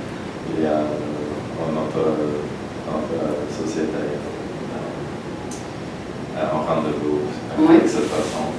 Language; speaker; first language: French; non-native, learner; Polish